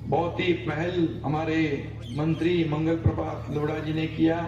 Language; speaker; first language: Hindi; non-native, local second language; Marathi